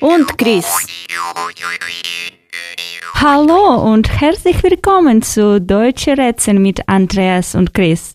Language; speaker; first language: German; non-native, fluent; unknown